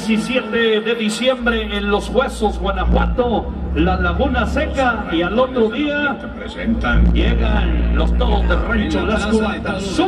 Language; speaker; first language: Spanish; native; Spanish